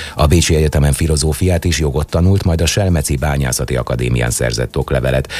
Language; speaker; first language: Hungarian; native; Hungarian